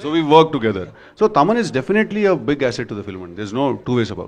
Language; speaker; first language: Telugu; native; Telugu